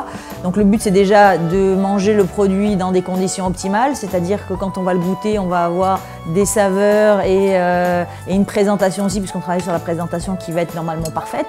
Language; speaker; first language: French; native; French